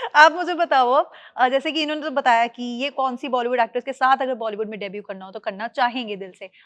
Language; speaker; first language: Hindi; native; Hindi